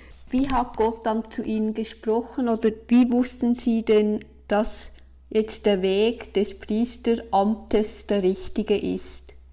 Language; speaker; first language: German; native; German